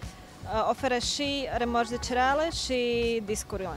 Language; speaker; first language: Romanian; non-native, learner; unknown